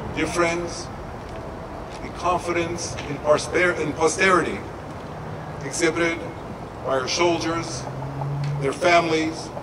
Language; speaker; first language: English; native; English